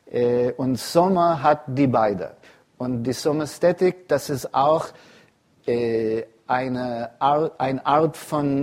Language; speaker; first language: German; non-native, fluent; English